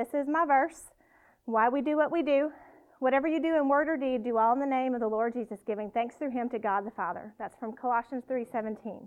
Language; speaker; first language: English; native; English